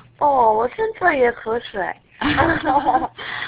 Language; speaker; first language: Chinese; non-native, learner; Korean